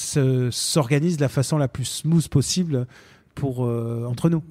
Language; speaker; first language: French; native; French